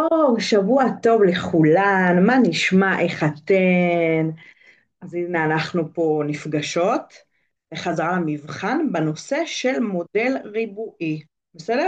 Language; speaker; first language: Hebrew; native; Hebrew